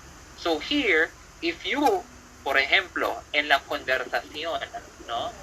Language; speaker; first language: Spanish; non-native, fluent; Filipino